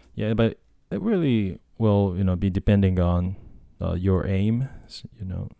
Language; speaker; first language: English; non-native, fluent; Japanese